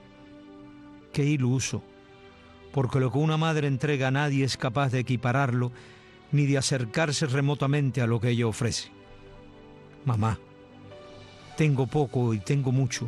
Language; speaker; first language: Spanish; native; Spanish